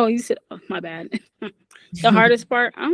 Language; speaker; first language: English; native; English